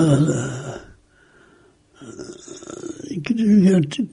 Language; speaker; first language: Welsh; native; Welsh